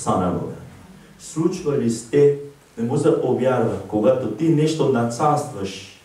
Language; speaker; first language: Bulgarian; non-native, learner; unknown